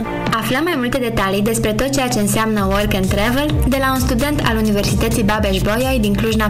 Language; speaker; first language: Romanian; native; Romanian